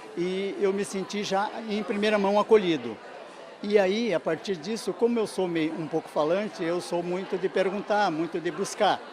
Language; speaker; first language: Portuguese; native; Portuguese